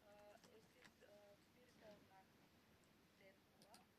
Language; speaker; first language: German; non-native, learner; Macedonian